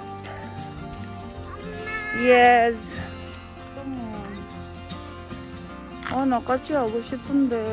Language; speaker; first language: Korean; non-native, learner; Filipino